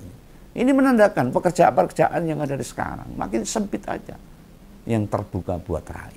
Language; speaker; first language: Indonesian; native; Indonesian